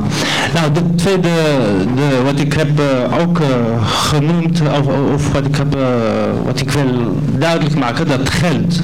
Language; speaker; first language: Dutch; non-native, learner; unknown